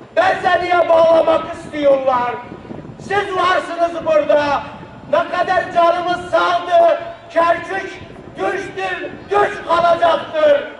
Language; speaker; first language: Turkish; early bilingual, heritage; Arabic